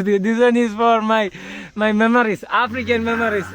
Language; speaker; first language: English; non-native, learner; Malayalam